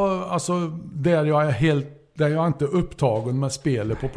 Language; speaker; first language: Swedish; native; Swedish